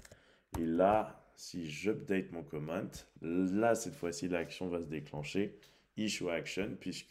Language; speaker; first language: French; native; French